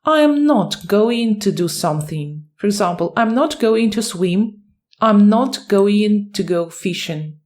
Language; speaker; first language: English; non-native, fluent; Ukrainian